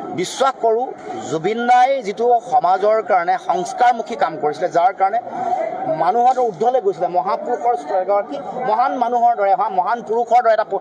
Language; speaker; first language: Assamese; native; Assamese